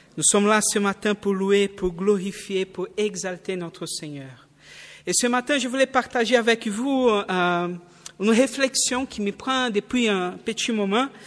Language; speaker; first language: French; non-native, fluent; Portuguese